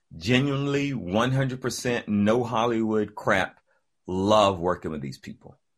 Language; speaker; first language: English; native; English